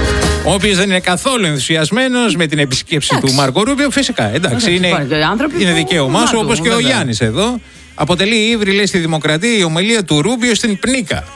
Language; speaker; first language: Greek; native; Greek